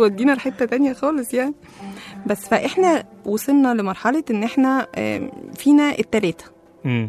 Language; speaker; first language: Arabic; native; Arabic